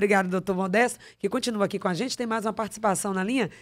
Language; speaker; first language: Portuguese; native; Portuguese